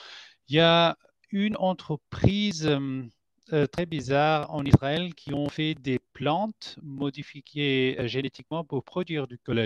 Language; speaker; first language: French; non-native, fluent; Spanish